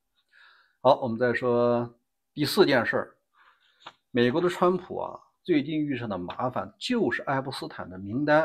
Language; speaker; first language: Chinese; native; Chinese